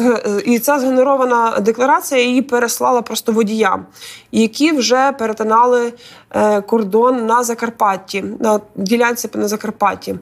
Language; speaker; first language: Ukrainian; native; Ukrainian